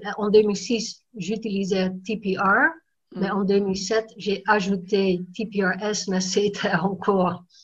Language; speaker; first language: French; non-native, fluent; Dutch